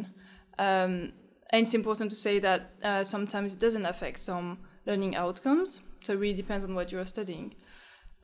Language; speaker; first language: English; non-native, fluent; French